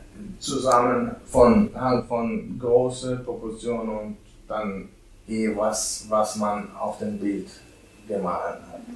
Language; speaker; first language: German; non-native, fluent; Albanian